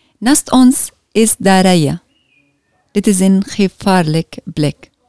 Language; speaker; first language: Dutch; non-native, learner; Arabic